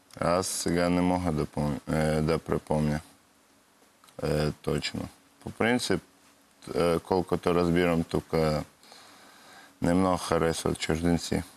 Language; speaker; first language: Bulgarian; non-native, learner; Russian